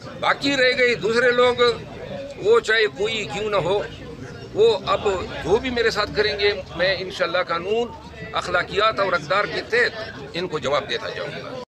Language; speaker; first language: Urdu; non-native, local second language; Pashto